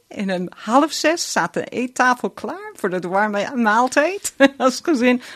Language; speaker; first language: Dutch; non-native, fluent; English